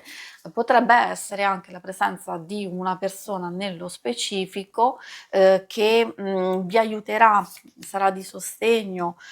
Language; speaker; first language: Italian; native; Italian